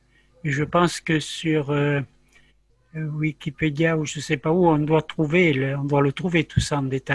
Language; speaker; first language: French; native; French